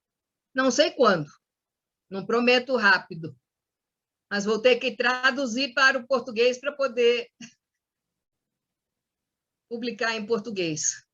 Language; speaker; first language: Portuguese; non-native, fluent; Spanish